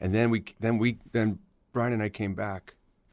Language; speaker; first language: English; native; English